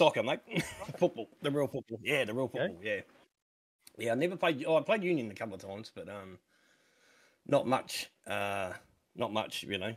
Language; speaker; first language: English; native; English